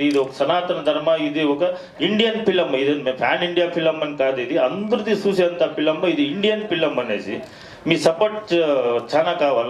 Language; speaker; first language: Telugu; non-native, local second language; Kannada